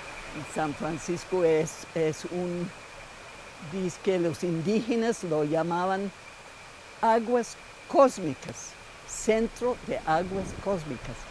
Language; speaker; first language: Spanish; non-native, fluent; English